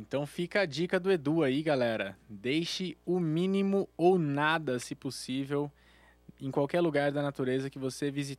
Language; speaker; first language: Portuguese; native; Portuguese